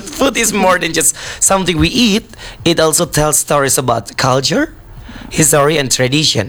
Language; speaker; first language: English; non-native, learner; Indonesian